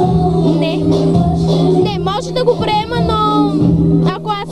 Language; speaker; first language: Bulgarian; non-native, learner; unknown